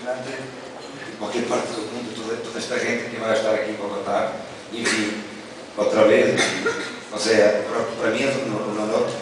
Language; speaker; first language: Spanish; non-native, fluent; Portuguese